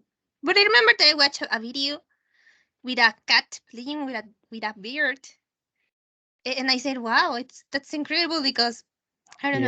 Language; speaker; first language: English; non-native, learner; Spanish